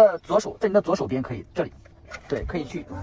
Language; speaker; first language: Chinese; native; Chinese